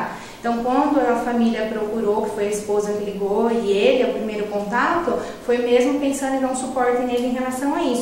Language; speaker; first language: Portuguese; native; Portuguese